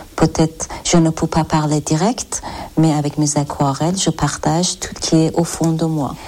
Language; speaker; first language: French; non-native, learner; Persian